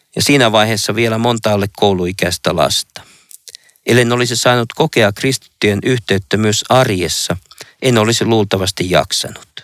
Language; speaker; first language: Finnish; native; Finnish